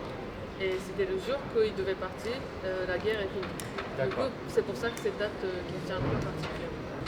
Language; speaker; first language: French; non-native, fluent; Japanese